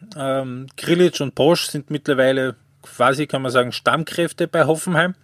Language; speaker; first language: German; native; German